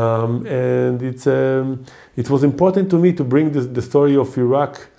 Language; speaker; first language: English; non-native, fluent; Hebrew